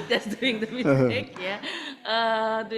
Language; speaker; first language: English; non-native, fluent; Indonesian